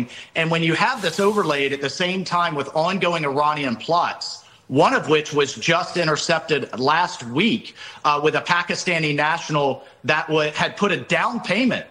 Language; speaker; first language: English; native; English